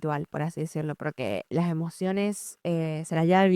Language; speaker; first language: Spanish; native; Spanish